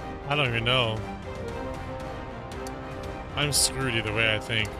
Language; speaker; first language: English; native; English